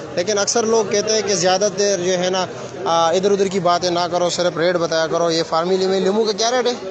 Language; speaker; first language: Urdu; non-native, local second language; Pashto